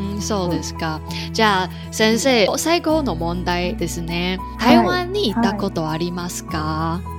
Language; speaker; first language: Japanese; non-native, learner; Chinese